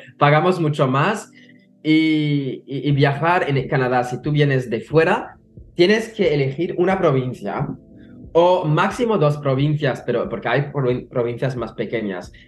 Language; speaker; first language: Spanish; non-native, fluent; French